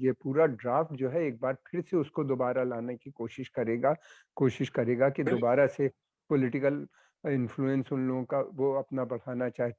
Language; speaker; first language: Hindi; native; Hindi